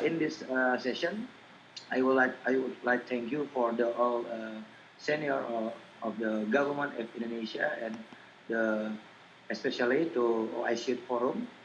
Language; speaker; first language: English; non-native, learner; Indonesian